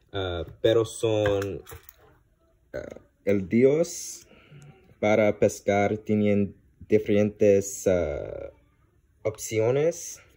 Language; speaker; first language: Spanish; non-native, learner; English